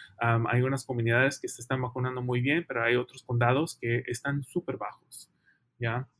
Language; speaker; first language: Spanish; early bilingual, heritage; Spanish